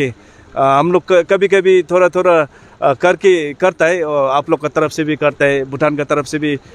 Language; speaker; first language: Hindi; non-native, fluent; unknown